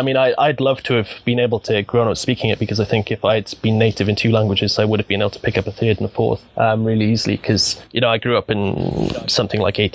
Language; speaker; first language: English; native; English